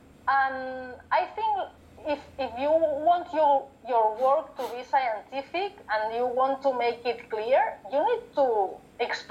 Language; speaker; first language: English; non-native, fluent; Catalan